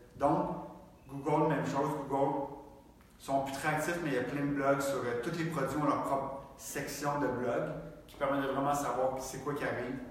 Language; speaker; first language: French; native; French